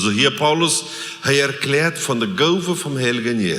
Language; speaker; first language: German; non-native, learner; Plautdietsch